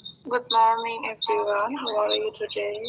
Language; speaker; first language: English; non-native, fluent; Indonesian